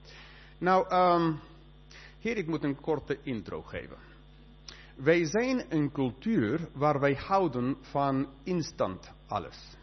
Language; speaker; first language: Dutch; non-native, fluent; English